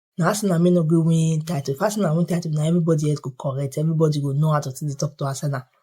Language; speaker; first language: Nigerian Pidgin; native; Nigerian Pidgin